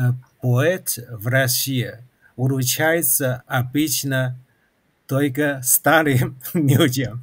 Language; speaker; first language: Russian; non-native, fluent; Chinese